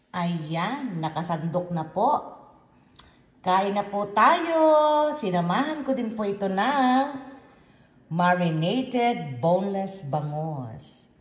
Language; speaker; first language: Filipino; non-native, local second language; Iloko